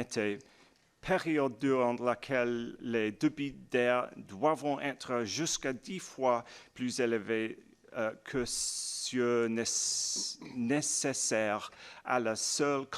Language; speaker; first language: French; non-native, learner; English